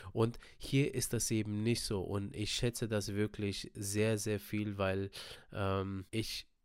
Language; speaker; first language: German; early bilingual, other home language; Romanian